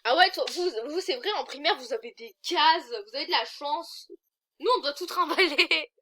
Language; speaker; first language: French; native; French